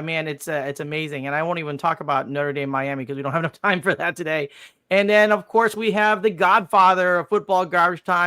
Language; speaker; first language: English; native; English